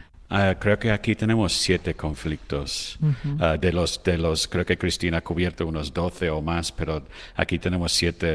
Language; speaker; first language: Spanish; non-native, fluent; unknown